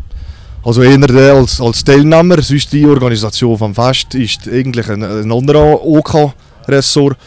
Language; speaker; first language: German; native; German